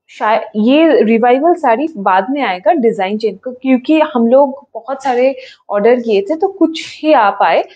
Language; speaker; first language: Hindi; non-native, local second language; Bangla